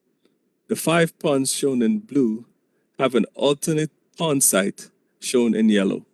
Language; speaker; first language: English; native; English